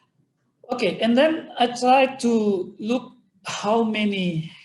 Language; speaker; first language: English; non-native, fluent; Indonesian